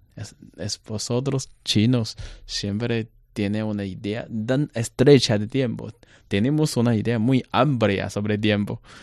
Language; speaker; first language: Spanish; non-native, learner; Chinese